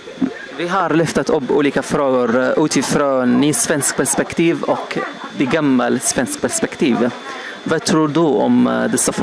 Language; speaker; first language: Swedish; non-native, learner; Arabic